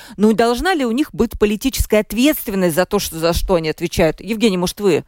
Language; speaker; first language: Russian; native; Russian